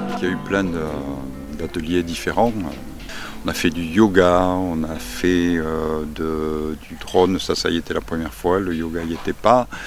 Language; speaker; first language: French; native; French